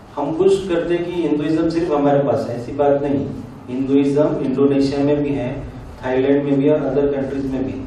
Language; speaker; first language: Hindi; non-native, local second language; Marathi